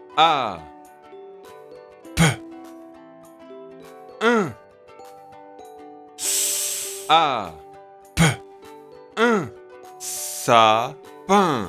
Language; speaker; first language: French; native; French